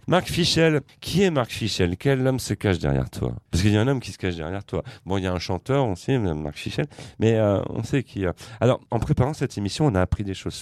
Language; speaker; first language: French; native; French